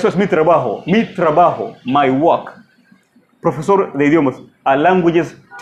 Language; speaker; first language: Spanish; non-native, fluent; Swahili